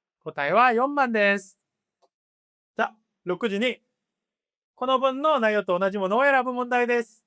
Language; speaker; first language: Japanese; non-native, fluent; Korean